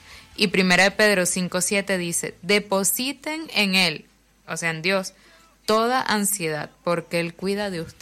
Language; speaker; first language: Spanish; native; Spanish